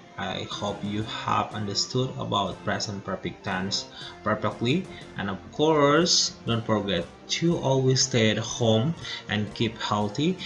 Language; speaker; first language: English; non-native, fluent; Indonesian